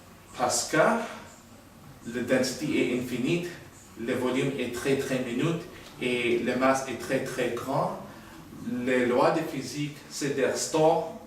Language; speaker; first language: French; non-native, learner; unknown